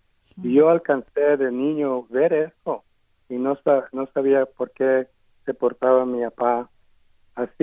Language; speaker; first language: Spanish; early bilingual, heritage; Spanish